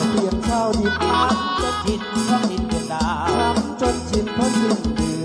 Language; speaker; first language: Thai; native; Thai